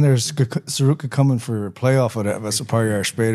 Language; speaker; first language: German; non-native, learner; English